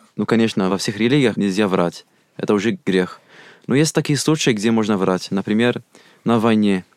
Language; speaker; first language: Russian; non-native, fluent; Arabic